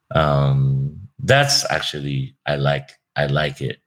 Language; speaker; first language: English; non-native, fluent; Japanese